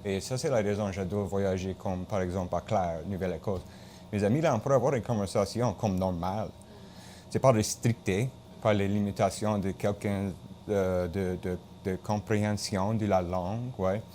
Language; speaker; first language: French; non-native, local second language; English